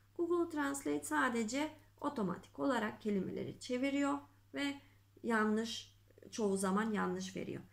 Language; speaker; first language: Turkish; non-native, fluent; Macedonian